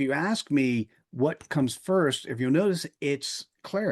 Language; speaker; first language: English; native; English